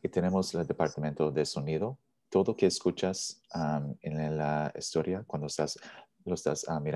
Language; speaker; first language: Spanish; non-native, learner; English